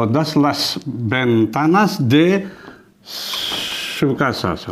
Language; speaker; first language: Spanish; non-native, fluent; Indonesian